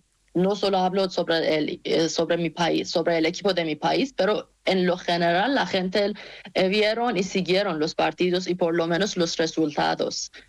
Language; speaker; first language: Spanish; non-native, learner; Persian